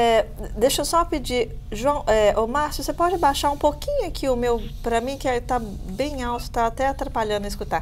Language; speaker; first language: Portuguese; native; Portuguese